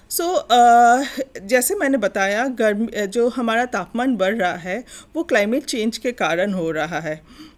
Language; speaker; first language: Hindi; non-native, local second language; Bangla